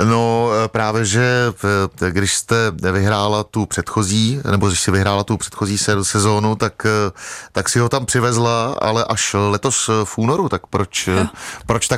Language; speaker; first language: Czech; native; Czech